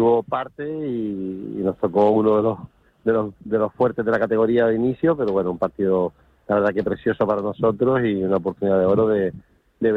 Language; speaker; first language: Spanish; native; Spanish